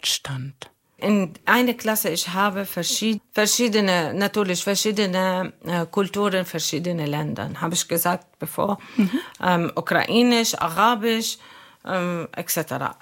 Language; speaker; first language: German; non-native, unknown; Arabic